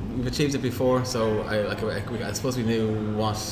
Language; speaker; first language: English; native; English